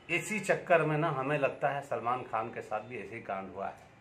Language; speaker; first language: Hindi; native; Hindi